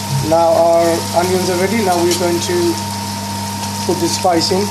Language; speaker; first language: English; non-native, local second language; Sylheti